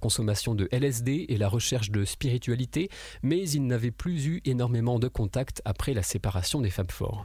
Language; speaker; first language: French; native; French